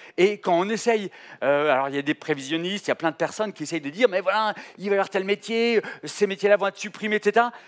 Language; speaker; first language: French; native; French